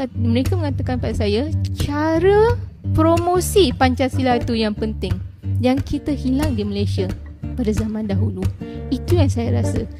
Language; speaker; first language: Malay; native; Malay